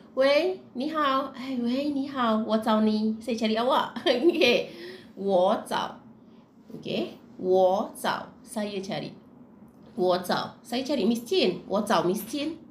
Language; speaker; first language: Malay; native; Malay